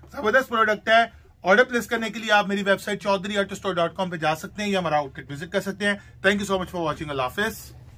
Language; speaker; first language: Urdu; non-native, local second language; Punjabi